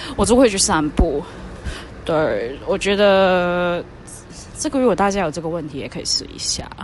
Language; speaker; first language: Chinese; non-native, fluent; Cantonese